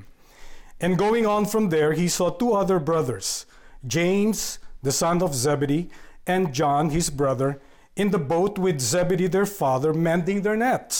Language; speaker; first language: English; non-native, local second language; Filipino